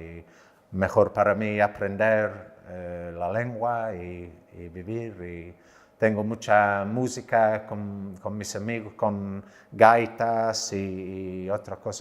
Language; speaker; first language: Spanish; non-native, learner; English